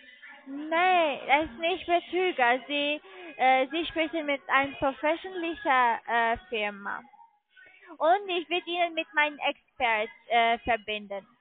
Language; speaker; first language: German; non-native, learner; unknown